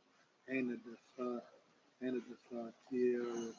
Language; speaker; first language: Arabic; non-native, learner; English